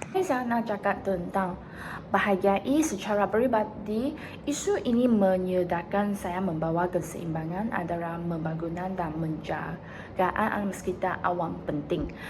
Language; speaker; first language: Malay; non-native, local second language; Chinese